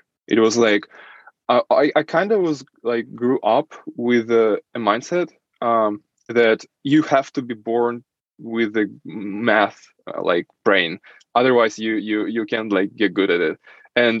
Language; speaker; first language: English; non-native, fluent; Russian